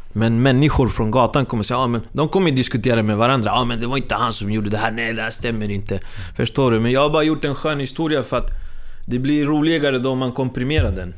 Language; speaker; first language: Swedish; early bilingual, other home language; Spanish